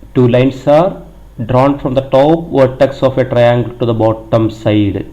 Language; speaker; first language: English; non-native, local second language; Malayalam